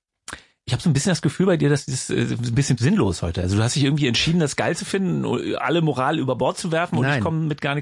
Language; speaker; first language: German; native; German